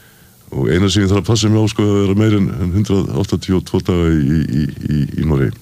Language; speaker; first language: Icelandic; native; Icelandic